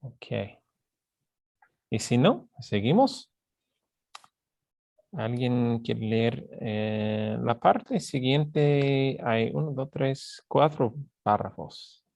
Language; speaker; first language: Spanish; non-native, fluent; English